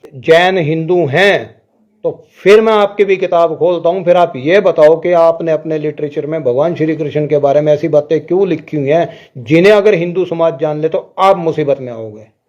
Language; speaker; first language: Hindi; non-native, local second language; Punjabi